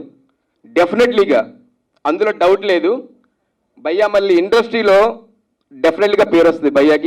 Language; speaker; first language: Telugu; native; Telugu